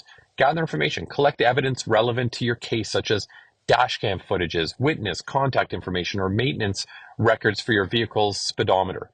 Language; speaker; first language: English; native; English